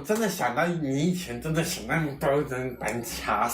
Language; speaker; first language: Chinese; native; Chinese